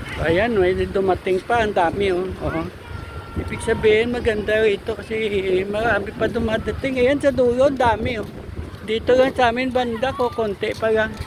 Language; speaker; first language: Filipino; non-native, local second language; Hiligaynon